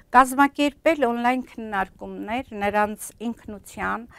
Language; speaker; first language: Armenian; native; Armenian